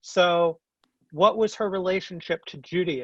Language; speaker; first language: English; native; English